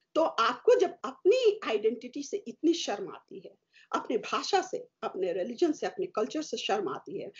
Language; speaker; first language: Hindi; native; Hindi